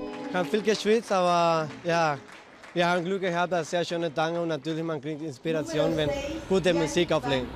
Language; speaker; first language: German; non-native, learner; Spanish